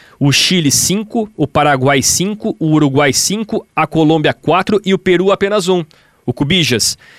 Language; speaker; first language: Portuguese; native; Portuguese